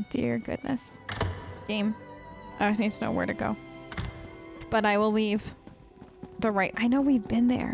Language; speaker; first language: English; native; English